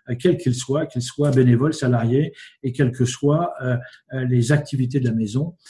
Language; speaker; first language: French; native; French